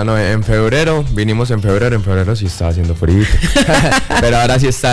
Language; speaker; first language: Spanish; native; Spanish